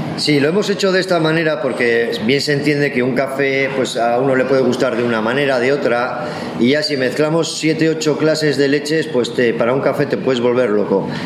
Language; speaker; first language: Spanish; native; Spanish